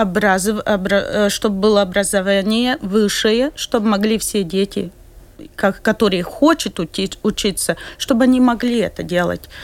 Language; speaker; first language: Russian; non-native, local second language; Latvian